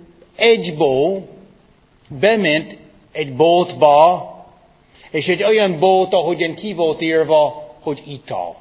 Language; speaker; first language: Hungarian; non-native, fluent; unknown